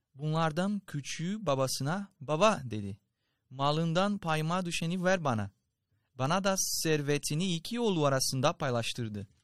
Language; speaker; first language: Turkish; non-native, fluent; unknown